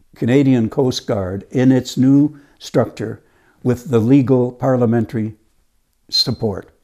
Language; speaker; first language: English; native; English